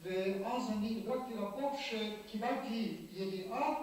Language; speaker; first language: Hebrew; non-native, fluent; Polish